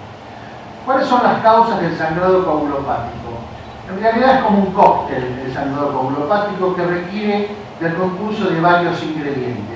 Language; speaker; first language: Spanish; native; Spanish